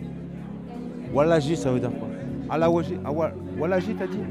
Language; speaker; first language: French; native; French